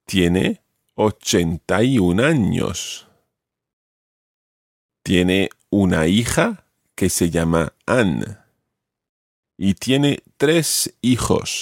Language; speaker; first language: Spanish; non-native, fluent; English